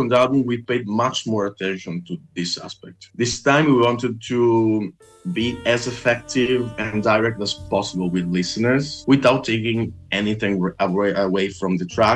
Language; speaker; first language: English; non-native, fluent; Italian